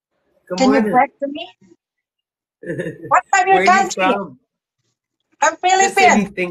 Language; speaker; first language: English; non-native, learner; Filipino